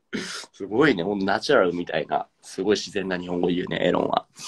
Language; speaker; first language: Japanese; native; Japanese